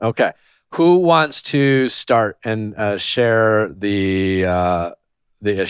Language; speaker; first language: English; native; English